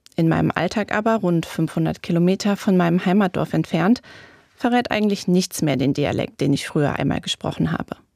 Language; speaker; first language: German; native; German